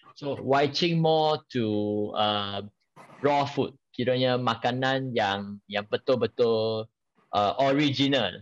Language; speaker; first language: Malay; non-native, local second language; Chinese